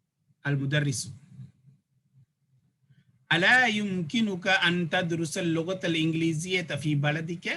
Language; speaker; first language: Arabic; non-native, fluent; Tamil